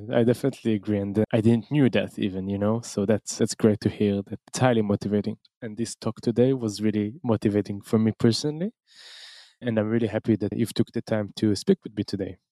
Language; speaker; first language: English; non-native, fluent; Hebrew